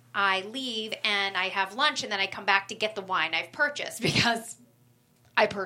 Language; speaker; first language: English; native; English